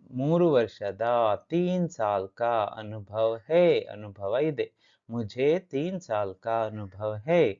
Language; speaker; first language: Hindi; non-native, local second language; Kannada